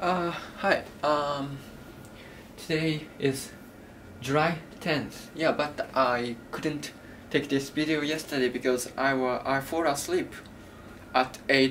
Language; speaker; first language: English; non-native, learner; Japanese